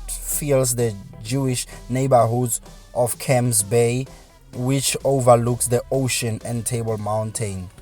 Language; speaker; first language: English; non-native, local second language; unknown